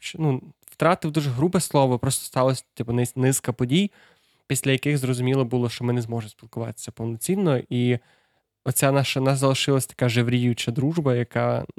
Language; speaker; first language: Ukrainian; non-native, local second language; Russian